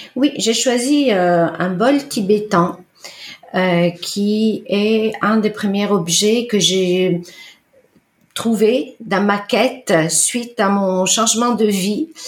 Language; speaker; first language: French; non-native, fluent; Italian